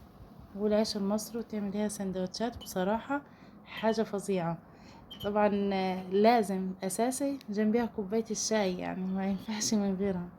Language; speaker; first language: Arabic; native; Arabic